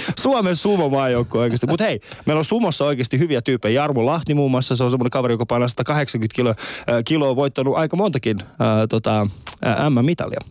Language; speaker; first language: Finnish; early bilingual, other home language; Persian